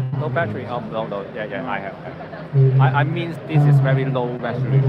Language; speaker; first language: English; non-native, learner; Cantonese